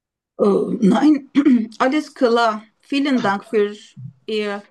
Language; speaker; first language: German; non-native, learner; Turkish